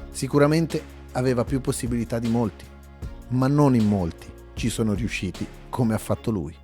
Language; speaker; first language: Italian; native; Italian